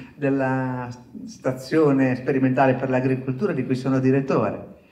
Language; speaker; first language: Italian; native; Italian